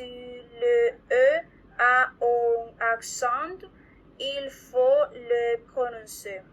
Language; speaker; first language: French; non-native, learner; Spanish